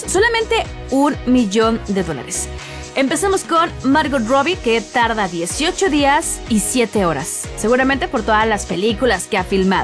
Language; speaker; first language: Spanish; native; Spanish